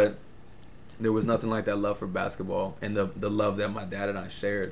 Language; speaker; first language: English; native; English